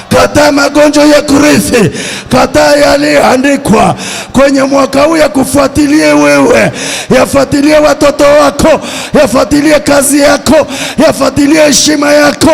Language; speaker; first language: Swahili; native; Swahili